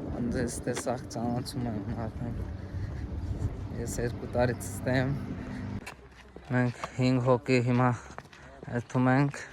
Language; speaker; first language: Armenian; non-native, learner; Hindi